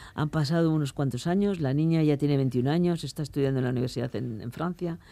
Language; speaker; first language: Spanish; native; Spanish